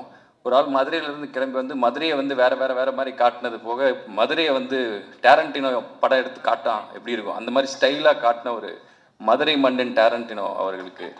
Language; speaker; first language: Tamil; native; Tamil